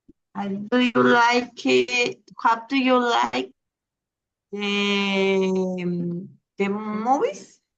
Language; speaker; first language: English; non-native, learner; Spanish